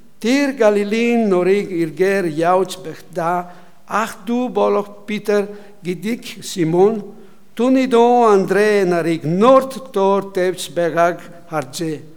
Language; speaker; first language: Mongolian; non-native, learner; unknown